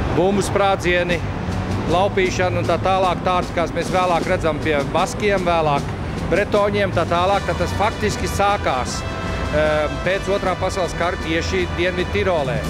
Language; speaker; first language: Latvian; native; Latvian